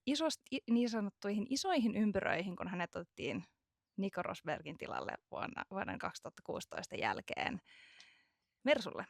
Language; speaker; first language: Finnish; native; Finnish